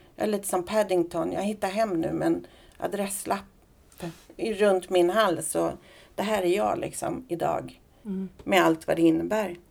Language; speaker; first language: Swedish; native; Swedish